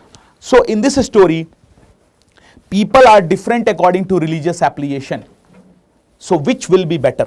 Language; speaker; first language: English; non-native, local second language; Hindi